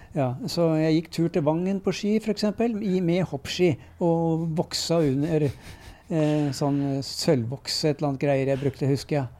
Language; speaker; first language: Norwegian; native; Norwegian